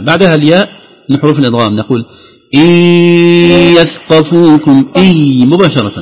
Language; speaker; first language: Arabic; native; Arabic